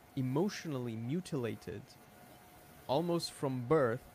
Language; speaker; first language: English; non-native, fluent; Portuguese